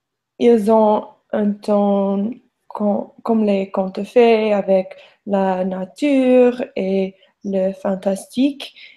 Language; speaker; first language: French; non-native, learner; English